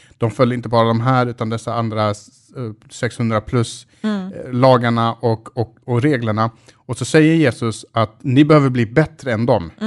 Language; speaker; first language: Swedish; early bilingual, other home language; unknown